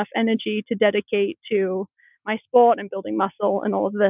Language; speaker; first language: English; native; English